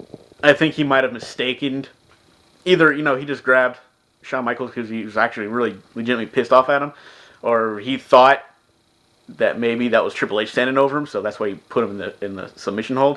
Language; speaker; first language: English; native; English